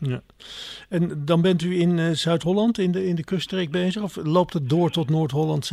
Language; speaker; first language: Dutch; native; Dutch